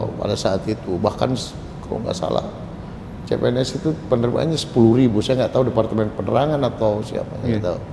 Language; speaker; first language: Indonesian; native; Indonesian